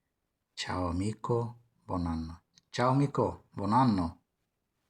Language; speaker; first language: Italian; non-native, fluent; Somali